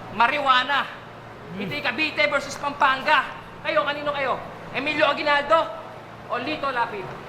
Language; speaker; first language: Filipino; native; Filipino